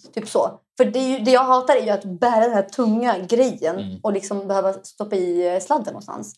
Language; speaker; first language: Swedish; early bilingual, other home language; Arabic